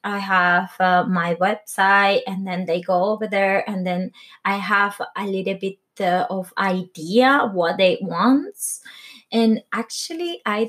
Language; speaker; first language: English; non-native, learner; Spanish